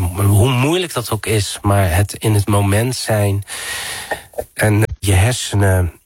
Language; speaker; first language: Dutch; early bilingual, other home language; Arabic